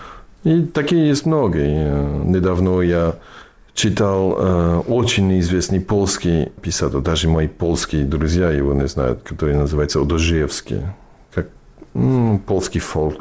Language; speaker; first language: Russian; non-native, fluent; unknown